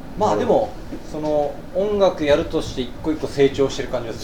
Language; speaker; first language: Japanese; native; Japanese